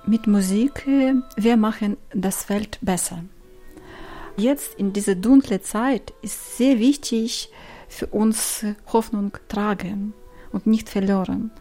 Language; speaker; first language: German; non-native, learner; Ukrainian